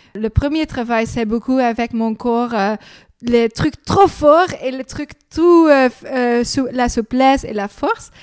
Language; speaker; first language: French; non-native, learner; Dutch